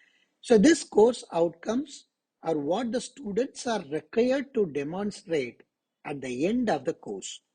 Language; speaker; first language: English; non-native, local second language; Tamil